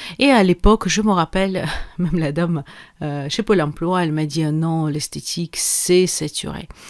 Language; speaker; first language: French; non-native, fluent; Russian